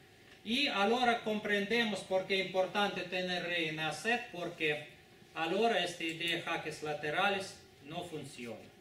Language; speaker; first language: Italian; non-native, learner; Spanish